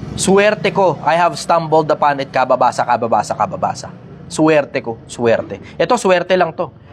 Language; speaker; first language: Filipino; native; Filipino